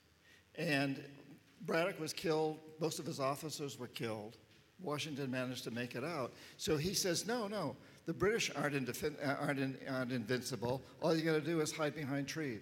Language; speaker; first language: English; native; English